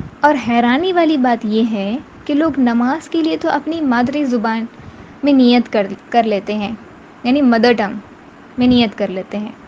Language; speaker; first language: Urdu; native; Urdu